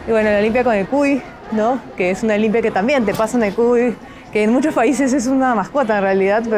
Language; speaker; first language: Spanish; native; Spanish